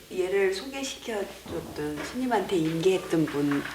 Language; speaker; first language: Korean; native; Korean